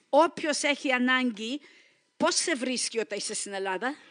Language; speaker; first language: Greek; early bilingual, heritage; Greek